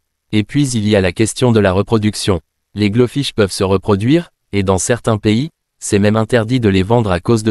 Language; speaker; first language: French; native; French